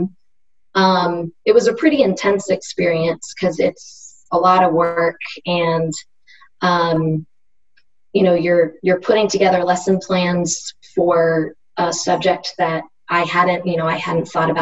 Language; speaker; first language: English; native; English